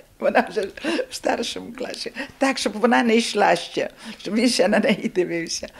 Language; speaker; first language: Ukrainian; native; Ukrainian